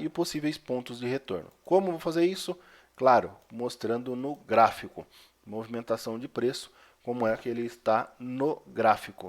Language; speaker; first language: Portuguese; native; Portuguese